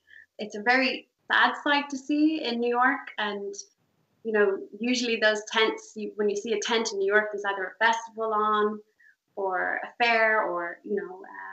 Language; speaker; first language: English; native; English